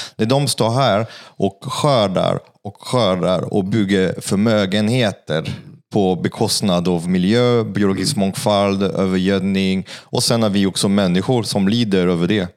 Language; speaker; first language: Swedish; non-native, fluent; French